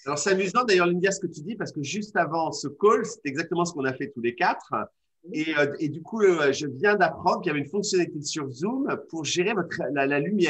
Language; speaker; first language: French; native; French